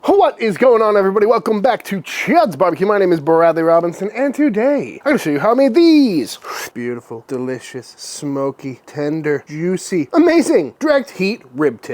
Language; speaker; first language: English; native; English